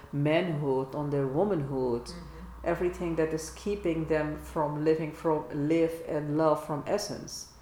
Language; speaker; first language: English; non-native, fluent; Dutch